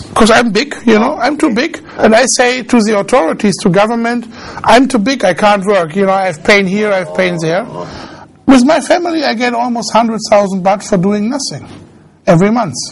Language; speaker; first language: English; non-native, fluent; German